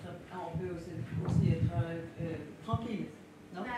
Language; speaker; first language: French; non-native, fluent; Danish